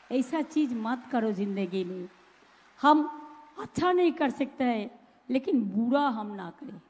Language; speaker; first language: Hindi; non-native, local second language; Bangla